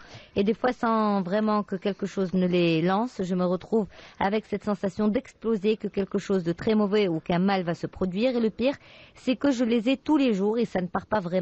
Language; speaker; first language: French; non-native, local second language; Arabic